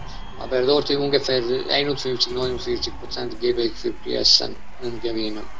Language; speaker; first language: German; non-native, learner; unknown